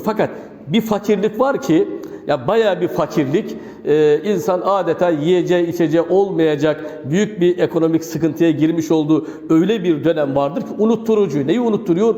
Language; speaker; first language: Turkish; native; Turkish